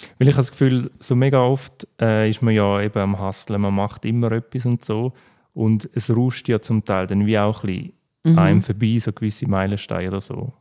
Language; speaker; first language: German; native; German